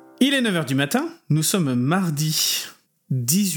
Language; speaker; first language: French; native; French